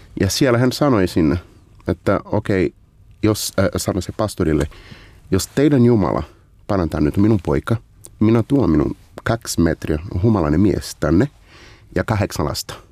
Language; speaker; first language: Finnish; non-native, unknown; Portuguese